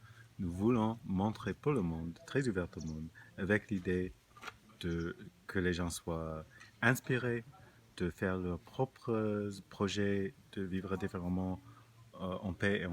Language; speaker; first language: French; non-native, fluent; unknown